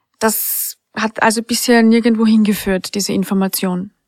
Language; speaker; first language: German; native; German